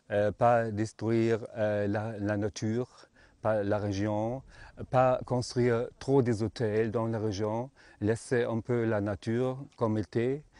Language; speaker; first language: French; non-native, learner; Arabic